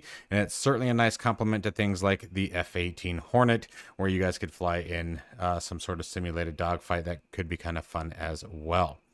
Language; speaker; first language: English; native; English